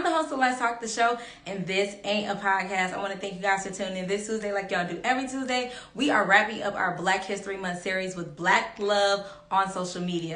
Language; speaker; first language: English; native; English